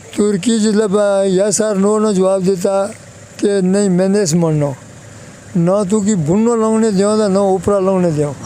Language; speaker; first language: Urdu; non-native, local second language; Pahari-Potwari